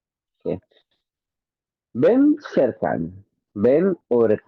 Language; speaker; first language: Turkish; non-native, fluent; Indonesian